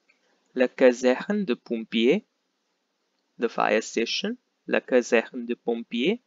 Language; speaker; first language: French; non-native, fluent; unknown